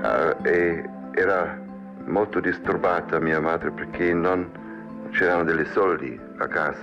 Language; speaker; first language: Italian; non-native, learner; French